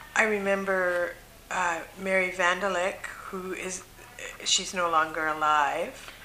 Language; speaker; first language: English; native; English